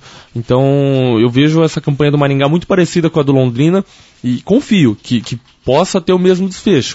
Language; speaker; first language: Portuguese; native; Portuguese